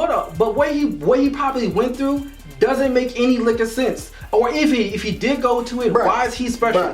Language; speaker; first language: English; native; English